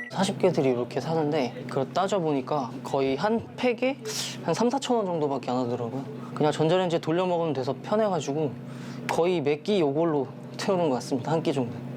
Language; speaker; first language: Korean; native; Korean